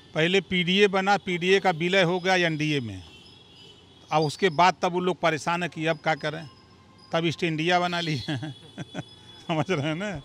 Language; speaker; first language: Hindi; native; Hindi